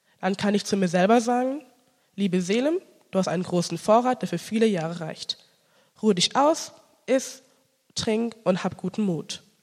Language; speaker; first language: German; early bilingual, other home language; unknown